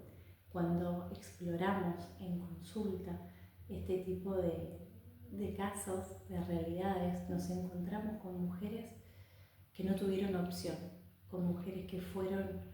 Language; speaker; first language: Spanish; native; Spanish